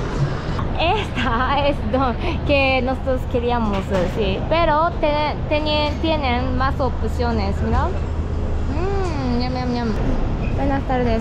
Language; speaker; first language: Spanish; non-native, learner; Japanese